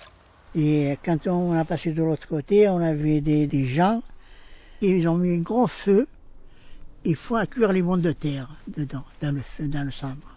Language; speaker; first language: French; non-native, local second language; Arabic